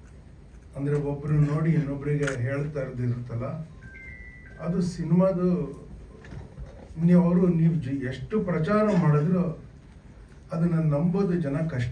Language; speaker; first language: Kannada; native; Kannada